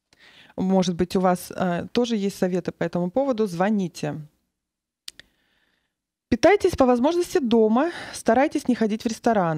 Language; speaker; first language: Russian; native; Russian